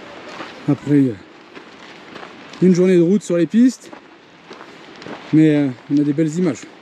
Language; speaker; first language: French; native; French